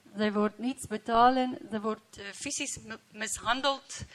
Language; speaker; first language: Dutch; non-native, learner; English